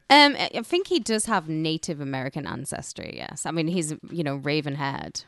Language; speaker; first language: English; native; English